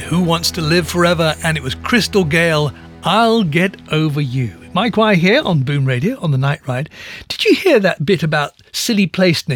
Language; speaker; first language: English; native; English